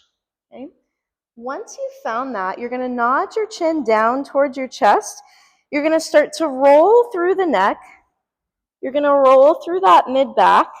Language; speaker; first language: English; native; English